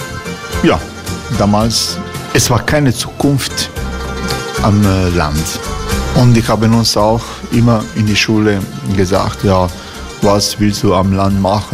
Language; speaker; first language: German; non-native, fluent; Croatian